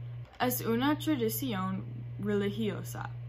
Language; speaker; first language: Spanish; non-native, learner; English